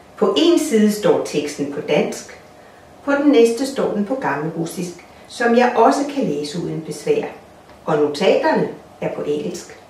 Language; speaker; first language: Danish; non-native, fluent; Russian